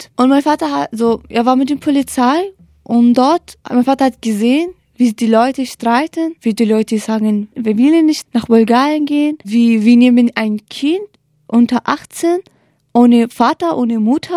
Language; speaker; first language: German; non-native, learner; Kurdish